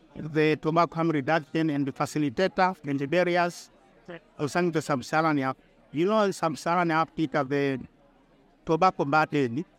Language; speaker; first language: English; non-native, local second language; Swahili